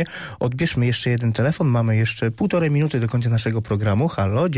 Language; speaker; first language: Polish; native; Polish